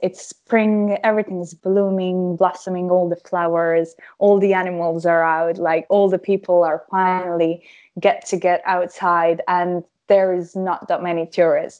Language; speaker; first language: English; non-native, fluent; Croatian